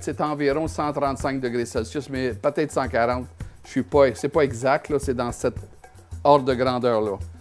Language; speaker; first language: French; native; French